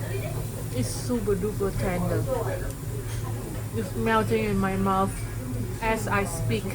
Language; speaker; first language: English; non-native, fluent; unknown